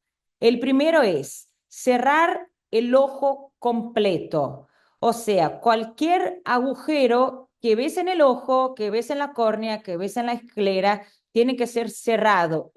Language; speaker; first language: Spanish; non-native, fluent; Portuguese